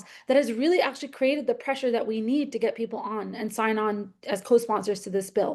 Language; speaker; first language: English; native; English